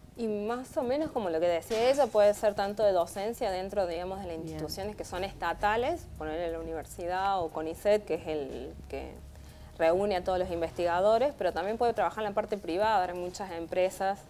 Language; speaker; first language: Spanish; native; Spanish